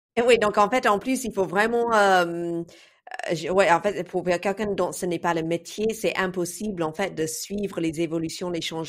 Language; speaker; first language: French; non-native, fluent; English